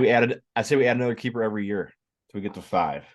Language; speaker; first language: English; native; English